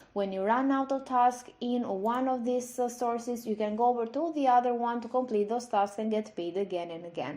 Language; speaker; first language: English; non-native, fluent; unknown